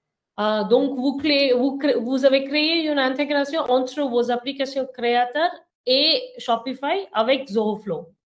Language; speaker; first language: French; non-native, fluent; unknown